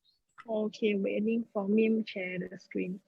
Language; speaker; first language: English; non-native, learner; Thai